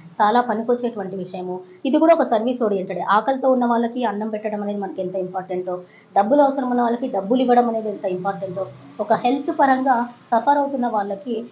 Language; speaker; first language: Telugu; native; Telugu